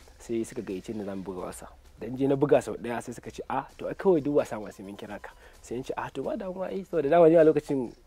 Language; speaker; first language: Hausa; native; Hausa